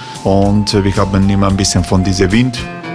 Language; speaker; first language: German; non-native, fluent; Croatian